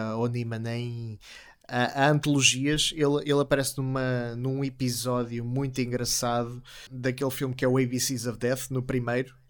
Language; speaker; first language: Portuguese; native; Portuguese